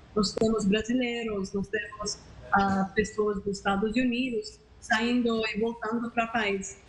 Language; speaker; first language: Portuguese; non-native, fluent; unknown